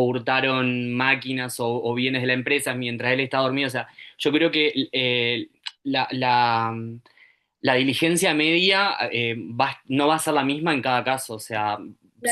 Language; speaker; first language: Spanish; native; Spanish